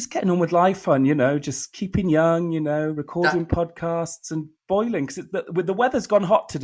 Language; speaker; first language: English; native; English